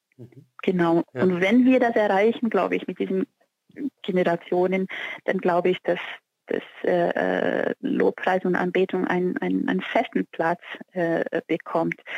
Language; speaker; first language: German; non-native, fluent; Portuguese